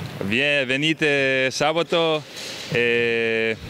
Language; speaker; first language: Italian; non-native, fluent; English